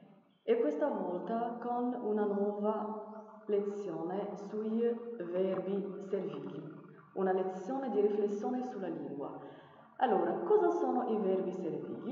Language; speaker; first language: Italian; non-native, fluent; Arabic